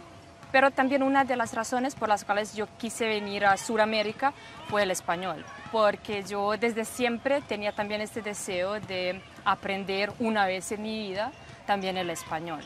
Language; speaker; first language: Spanish; non-native, fluent; Serbian